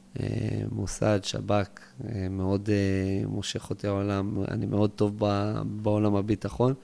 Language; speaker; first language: Hebrew; early bilingual, other home language; English